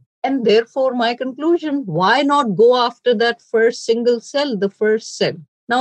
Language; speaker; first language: English; non-native, local second language; Urdu